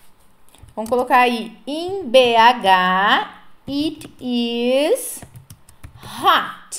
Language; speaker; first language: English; non-native, fluent; Portuguese